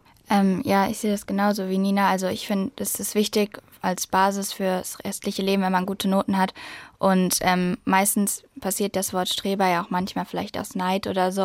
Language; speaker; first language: German; native; German